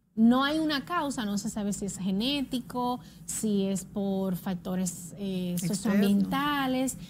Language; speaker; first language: Spanish; native; Spanish